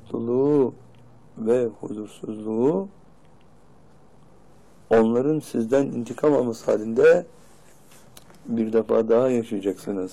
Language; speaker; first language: Turkish; native; Turkish